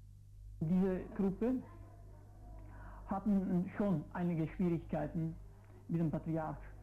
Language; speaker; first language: German; non-native, fluent; Italian